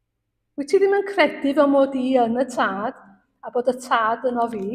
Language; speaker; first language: Welsh; native; Welsh